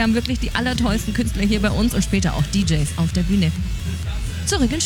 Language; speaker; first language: German; native; German